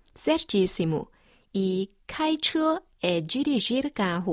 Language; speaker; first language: Portuguese; non-native, fluent; Chinese